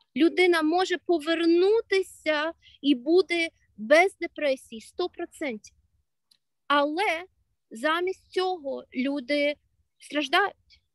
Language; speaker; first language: Ukrainian; non-native, local second language; Russian